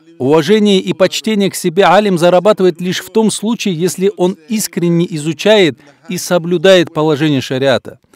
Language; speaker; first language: Russian; non-native, local second language; Avaric